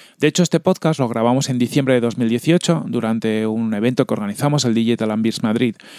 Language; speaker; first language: Spanish; native; Spanish